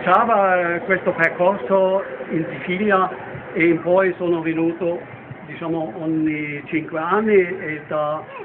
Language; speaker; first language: Italian; non-native, fluent; German